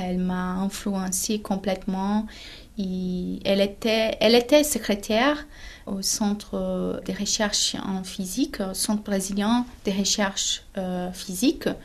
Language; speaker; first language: French; non-native, fluent; Portuguese